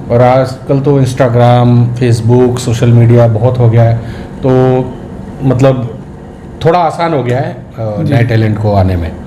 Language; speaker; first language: Hindi; native; Hindi